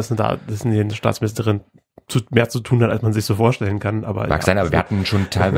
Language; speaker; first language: German; native; German